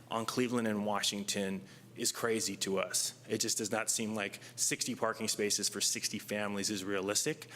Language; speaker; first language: English; native; English